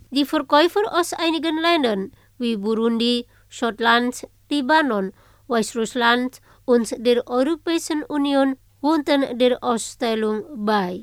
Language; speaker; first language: German; non-native, fluent; Indonesian